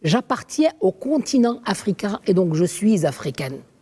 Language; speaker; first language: French; non-native, local second language; Arabic